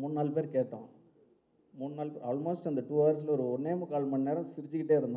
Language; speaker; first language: Tamil; native; Tamil